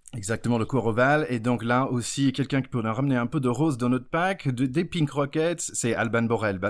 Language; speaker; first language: French; non-native, fluent; English